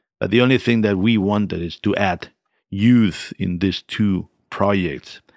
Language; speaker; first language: English; non-native, fluent; Spanish